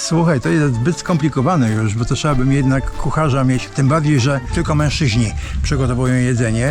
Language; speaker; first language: Polish; native; Polish